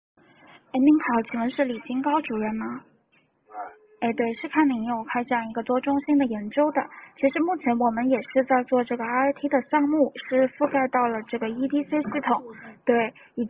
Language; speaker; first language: Chinese; native; Chinese